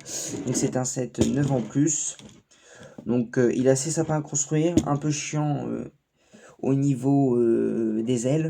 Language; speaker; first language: French; native; French